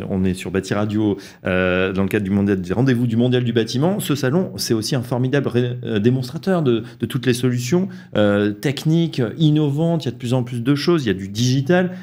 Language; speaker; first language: French; native; French